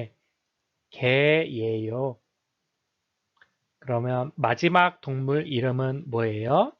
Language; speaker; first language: Korean; native; Korean